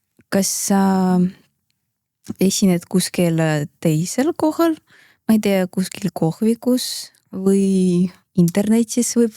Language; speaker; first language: Estonian; non-native, local second language; Russian